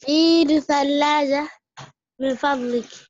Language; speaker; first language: Arabic; non-native, learner; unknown